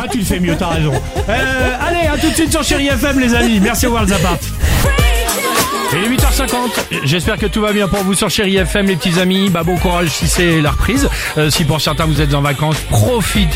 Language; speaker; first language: French; native; French